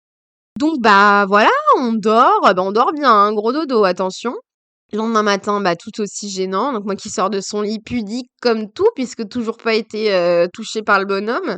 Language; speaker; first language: French; native; French